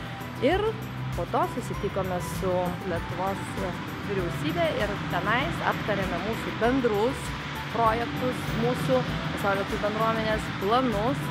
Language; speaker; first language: Lithuanian; native; Lithuanian